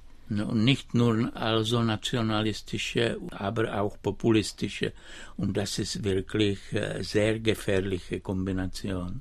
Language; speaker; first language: German; non-native, fluent; Czech